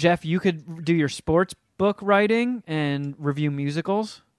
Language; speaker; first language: English; native; English